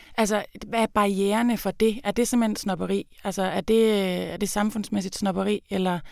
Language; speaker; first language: Danish; native; Danish